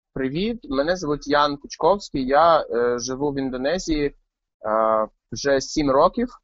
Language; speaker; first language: Ukrainian; native; Ukrainian